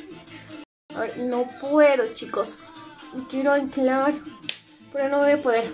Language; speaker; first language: Spanish; native; Spanish